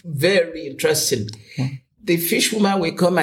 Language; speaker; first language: English; non-native, local second language; Yoruba